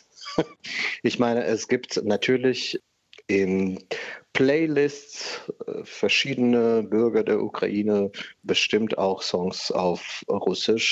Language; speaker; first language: German; non-native, fluent; Russian